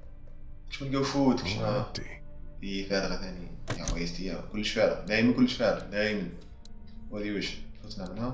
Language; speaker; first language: Arabic; native; Arabic